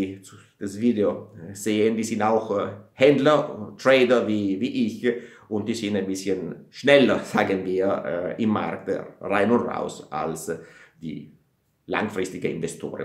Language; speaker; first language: German; non-native, fluent; Italian